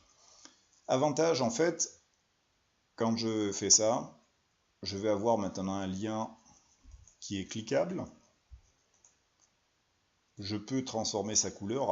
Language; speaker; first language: French; native; French